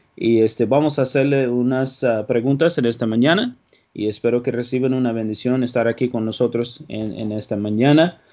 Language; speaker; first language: Spanish; non-native, fluent; English